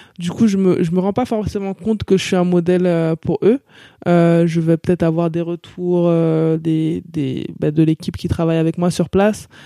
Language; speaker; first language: French; native; French